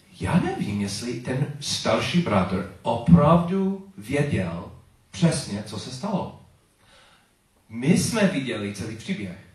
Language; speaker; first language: Czech; non-native, learner; English